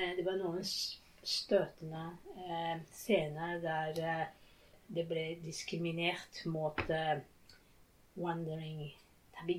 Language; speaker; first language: Norwegian; non-native, fluent; Japanese